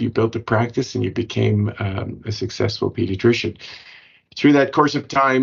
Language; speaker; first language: English; native; English